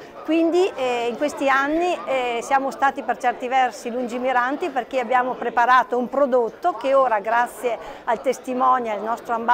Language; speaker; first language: Italian; native; Italian